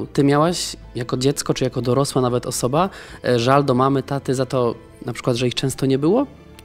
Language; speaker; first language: Polish; native; Polish